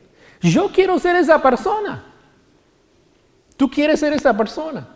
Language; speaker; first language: Spanish; native; Spanish